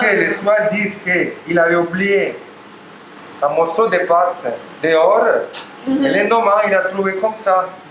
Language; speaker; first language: French; non-native, learner; Italian